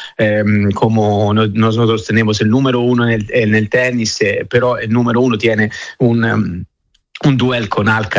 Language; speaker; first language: Spanish; non-native, fluent; Italian